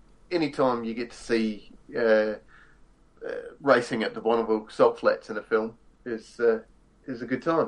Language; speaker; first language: English; native; English